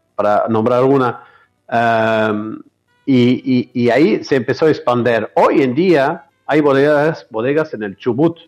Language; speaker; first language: Spanish; non-native, fluent; French